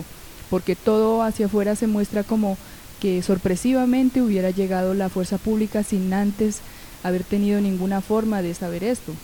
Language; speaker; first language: Spanish; native; Spanish